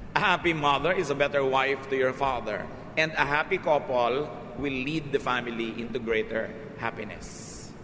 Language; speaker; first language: English; non-native, local second language; Filipino